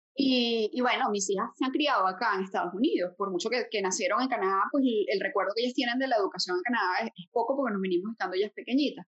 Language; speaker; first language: Spanish; native; Spanish